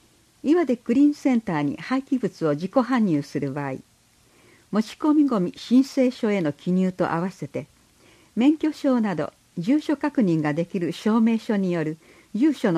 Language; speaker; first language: Japanese; native; Japanese